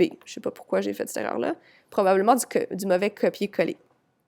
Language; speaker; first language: French; native; French